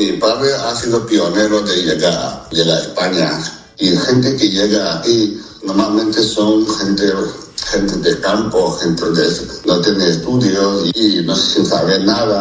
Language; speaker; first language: Spanish; non-native, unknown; Chinese